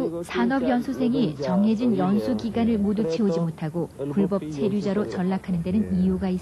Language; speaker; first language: Korean; native; Korean